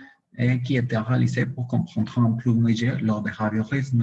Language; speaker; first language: French; non-native, learner; Spanish